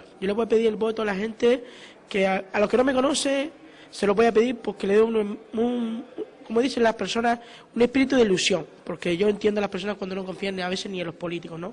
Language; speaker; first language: Spanish; native; Spanish